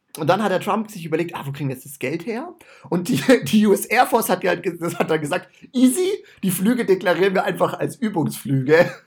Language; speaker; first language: German; native; German